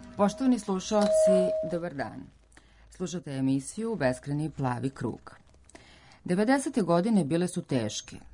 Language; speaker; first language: Serbian; native; Serbian